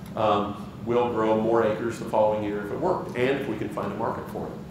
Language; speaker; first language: English; native; English